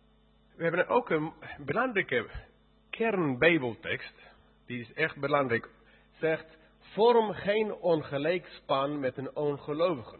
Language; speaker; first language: Dutch; non-native, fluent; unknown